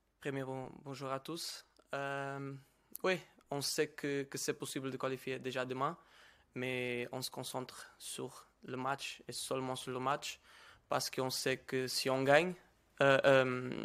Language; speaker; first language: French; non-native, learner; Portuguese